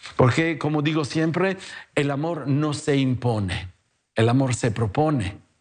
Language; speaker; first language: Spanish; non-native, fluent; Italian